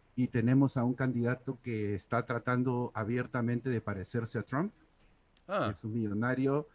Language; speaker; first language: Spanish; native; Spanish